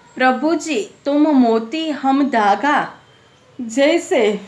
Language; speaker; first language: Hindi; non-native, local second language; Gujarati